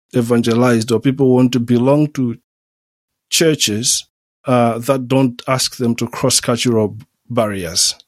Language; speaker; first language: English; non-native, local second language; Nyanja